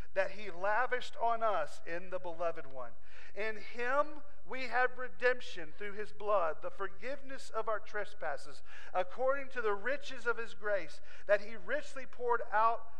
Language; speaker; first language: English; native; English